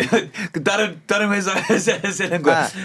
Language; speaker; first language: Korean; non-native, fluent; English